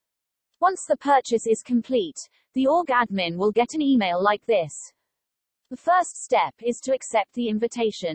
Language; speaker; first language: English; native; English